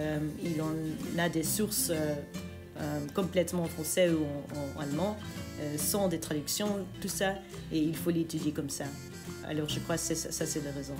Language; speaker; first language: French; non-native, local second language; Dutch